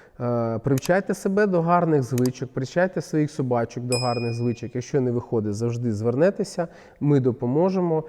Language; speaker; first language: Ukrainian; non-native, local second language; Russian